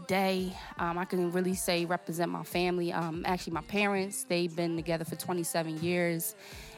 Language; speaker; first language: English; non-native, fluent; Portuguese